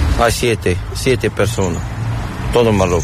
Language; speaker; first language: Spanish; non-native, learner; Arabic